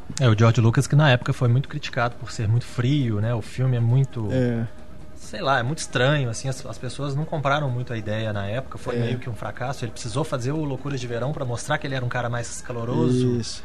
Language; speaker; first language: Portuguese; native; Portuguese